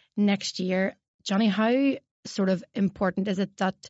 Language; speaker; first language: English; native; English